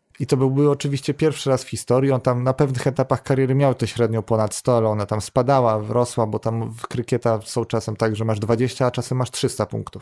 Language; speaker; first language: Polish; native; Polish